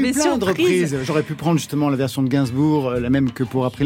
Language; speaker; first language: French; native; French